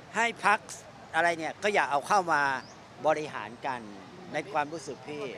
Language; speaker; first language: Thai; native; Thai